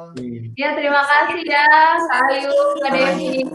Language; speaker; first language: Indonesian; native; Indonesian